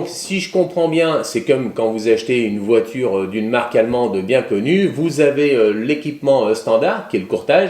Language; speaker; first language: French; native; French